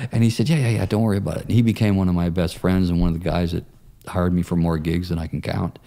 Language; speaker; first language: English; native; English